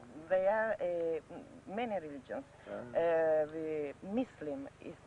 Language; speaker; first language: English; non-native, learner; French